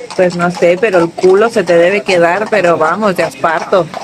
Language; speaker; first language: Spanish; non-native, local second language; Catalan